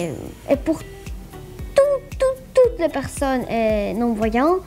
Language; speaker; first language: French; non-native, learner; Greek